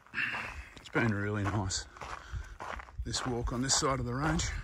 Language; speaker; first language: English; native; English